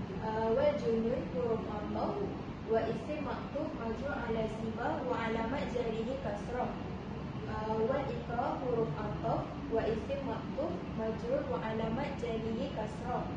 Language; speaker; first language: Arabic; non-native, learner; Malay